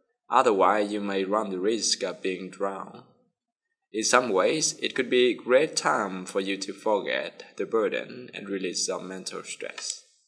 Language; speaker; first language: English; non-native, fluent; Vietnamese